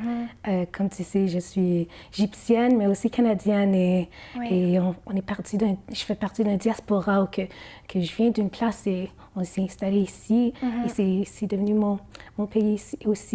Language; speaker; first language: French; non-native, fluent; Arabic